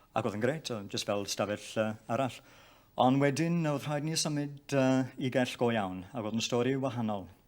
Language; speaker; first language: Welsh; non-native, local second language; English